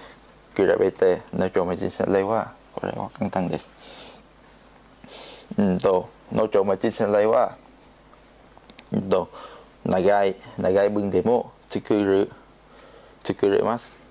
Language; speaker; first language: Japanese; non-native, learner; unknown